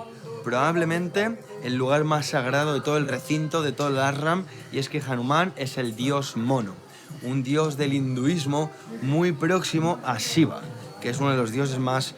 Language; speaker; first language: Spanish; native; Spanish